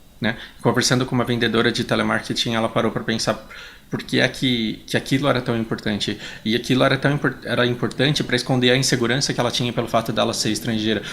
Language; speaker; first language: Portuguese; native; Portuguese